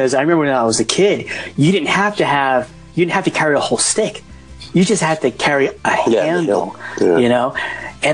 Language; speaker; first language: English; native; English